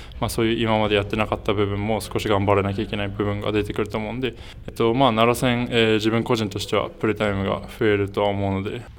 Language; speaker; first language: Japanese; native; Japanese